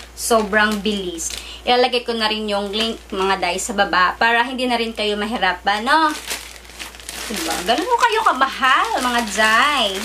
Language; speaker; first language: Filipino; native; Filipino